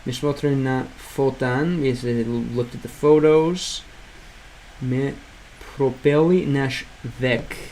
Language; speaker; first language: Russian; non-native, learner; English